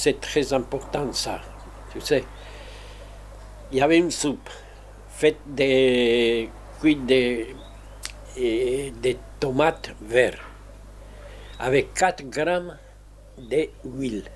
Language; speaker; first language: French; non-native, fluent; Spanish